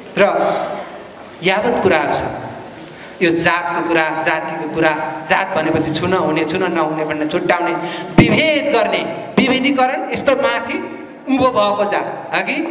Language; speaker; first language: Nepali; non-native, local second language; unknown